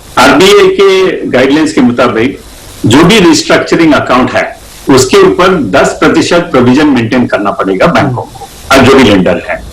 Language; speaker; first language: Hindi; non-native, local second language; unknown